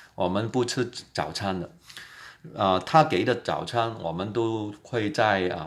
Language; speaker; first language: Chinese; non-native, local second language; Cantonese